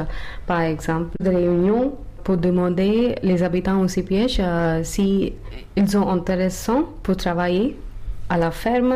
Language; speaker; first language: French; non-native, learner; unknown